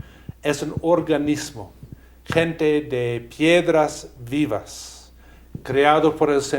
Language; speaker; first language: Spanish; non-native, fluent; English